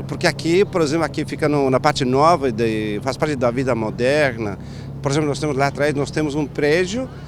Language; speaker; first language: Portuguese; non-native, fluent; Turkish